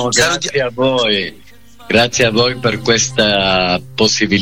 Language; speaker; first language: Italian; non-native, fluent; Spanish